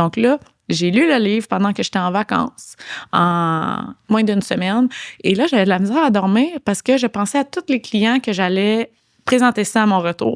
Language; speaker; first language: French; native; French